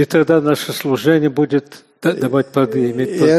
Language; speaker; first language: Russian; native; Russian